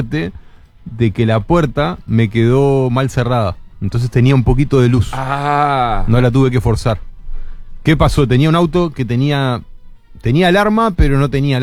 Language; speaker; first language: Spanish; native; Spanish